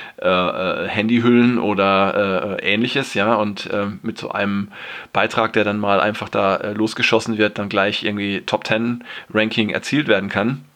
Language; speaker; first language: German; native; German